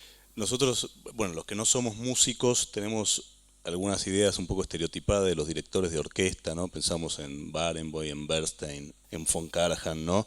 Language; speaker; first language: Spanish; native; Spanish